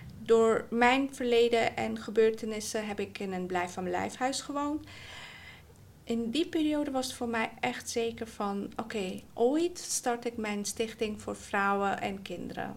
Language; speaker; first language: Dutch; early bilingual, other home language; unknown